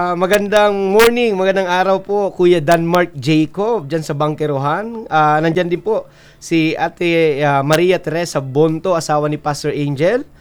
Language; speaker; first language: Filipino; non-native, local second language; Bikol